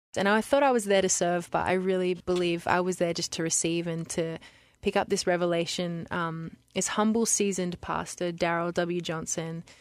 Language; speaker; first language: English; native; English